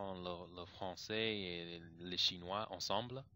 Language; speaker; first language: French; non-native, learner; English